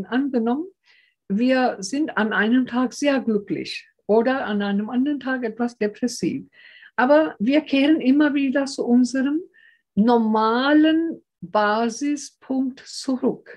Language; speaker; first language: German; non-native, fluent; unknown